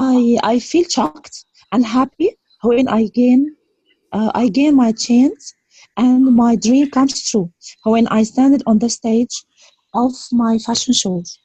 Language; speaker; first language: English; non-native, learner; Arabic